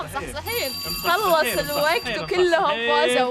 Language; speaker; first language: Arabic; native; Arabic